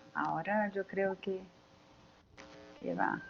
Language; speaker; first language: Spanish; non-native, learner; Portuguese